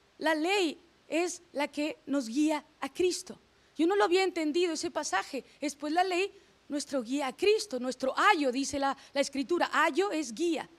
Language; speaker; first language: Spanish; native; Spanish